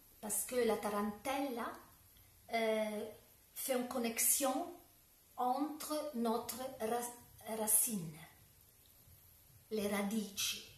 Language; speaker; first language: French; non-native, learner; Italian